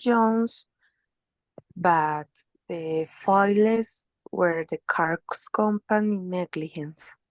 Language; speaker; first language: English; non-native, learner; Spanish